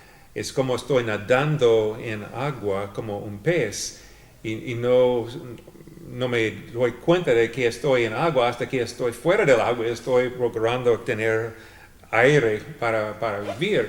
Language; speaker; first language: Spanish; non-native, fluent; English